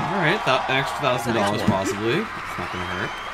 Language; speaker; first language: English; native; English